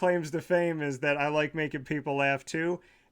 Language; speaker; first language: English; native; English